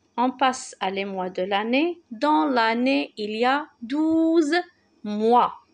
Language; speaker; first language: French; non-native, local second language; Arabic